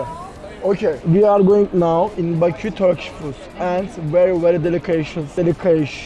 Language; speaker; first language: English; non-native, learner; Turkish